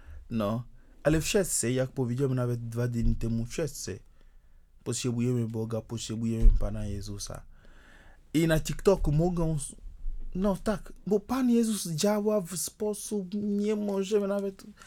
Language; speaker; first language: Polish; non-native, fluent; Ewe